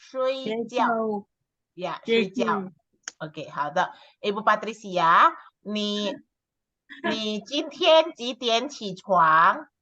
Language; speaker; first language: Chinese; non-native, fluent; Indonesian